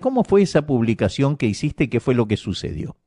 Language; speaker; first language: Spanish; native; Spanish